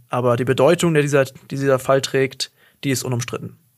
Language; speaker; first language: German; native; German